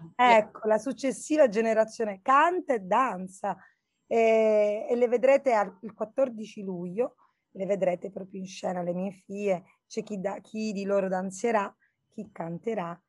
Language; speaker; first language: Italian; native; Italian